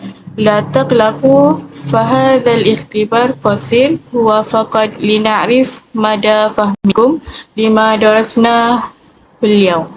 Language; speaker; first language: Arabic; non-native, learner; Malay